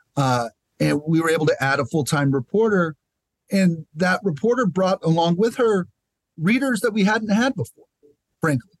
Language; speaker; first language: English; native; English